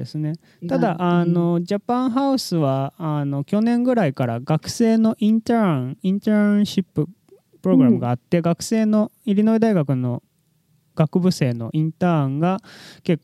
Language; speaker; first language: Japanese; native; Japanese